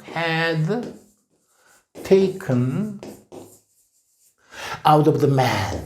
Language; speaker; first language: English; non-native, fluent; Korean